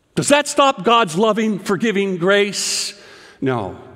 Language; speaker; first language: English; native; English